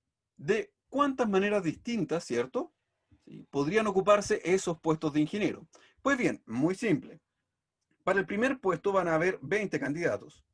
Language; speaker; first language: Spanish; native; Spanish